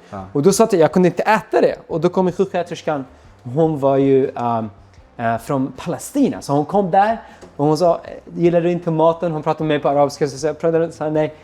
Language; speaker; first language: Swedish; non-native, fluent; Arabic